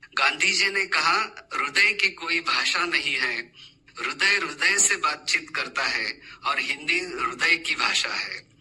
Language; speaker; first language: Hindi; non-native, local second language; Marathi